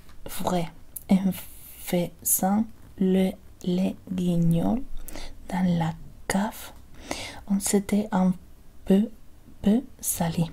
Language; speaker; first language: French; non-native, learner; Spanish